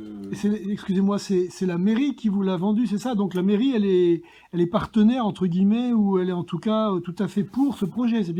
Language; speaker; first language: French; native; French